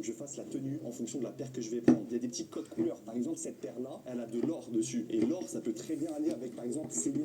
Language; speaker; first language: French; native; French